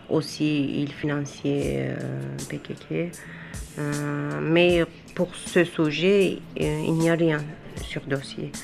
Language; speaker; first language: French; non-native, learner; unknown